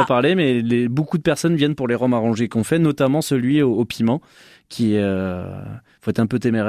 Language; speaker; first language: French; native; French